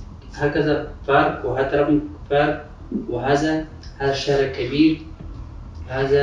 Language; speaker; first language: Arabic; non-native, learner; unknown